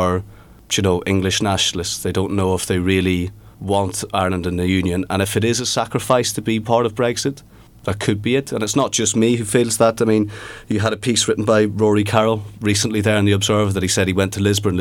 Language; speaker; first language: English; native; English